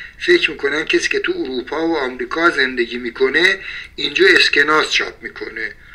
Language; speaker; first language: Persian; native; Persian